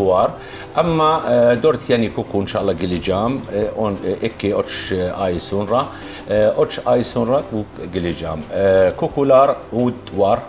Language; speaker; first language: Turkish; non-native, learner; Arabic